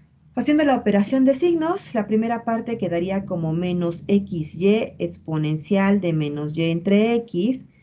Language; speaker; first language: Spanish; native; Spanish